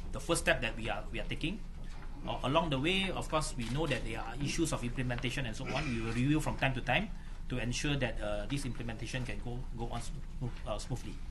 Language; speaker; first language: English; non-native, local second language; Malay